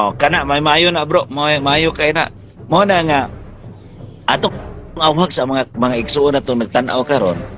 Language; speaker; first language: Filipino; non-native, local second language; Cebuano